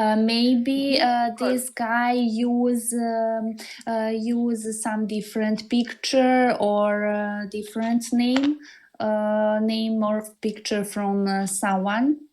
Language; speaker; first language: English; non-native, learner; Serbian